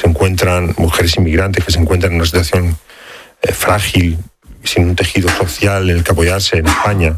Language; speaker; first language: Spanish; native; Spanish